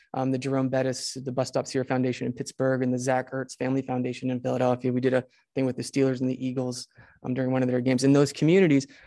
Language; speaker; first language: English; native; English